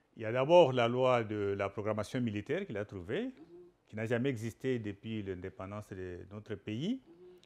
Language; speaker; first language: French; non-native, local second language; Lingala